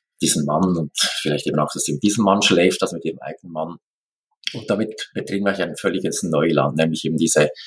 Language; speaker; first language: German; native; German